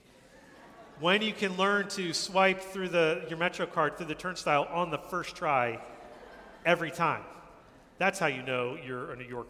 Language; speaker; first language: English; native; English